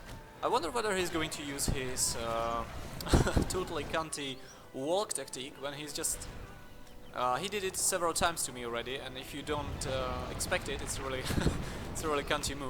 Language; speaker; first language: English; non-native, fluent; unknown